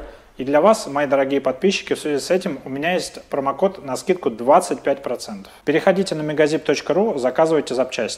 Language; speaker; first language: Russian; native; Russian